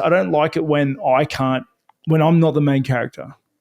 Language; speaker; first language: English; native; English